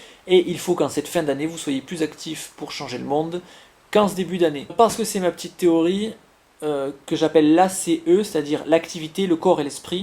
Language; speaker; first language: French; native; French